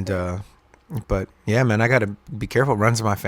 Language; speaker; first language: English; native; English